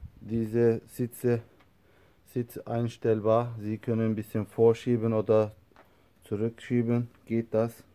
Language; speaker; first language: German; non-native, learner; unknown